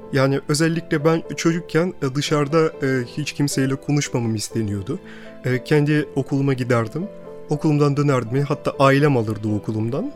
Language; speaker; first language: Turkish; early bilingual, other home language; Russian